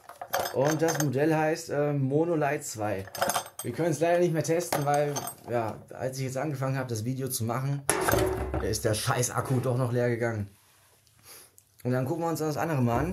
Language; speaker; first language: German; native; German